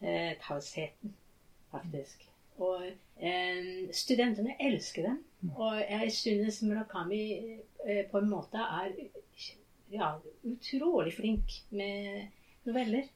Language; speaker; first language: Norwegian; non-native, fluent; Japanese